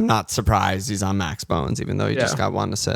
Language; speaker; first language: English; native; English